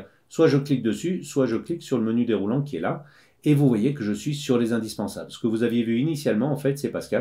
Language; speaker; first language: French; native; French